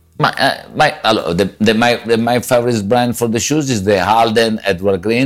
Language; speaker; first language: English; non-native, learner; Italian